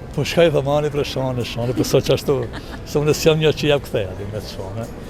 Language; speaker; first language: Albanian; native; Albanian